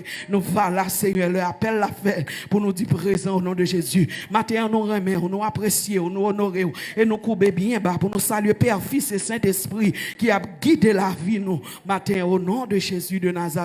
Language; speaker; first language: French; non-native, local second language; Haitian Creole